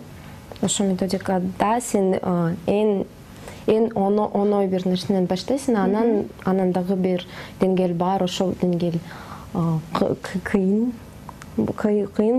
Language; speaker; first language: Kyrgyz; non-native, fluent; Russian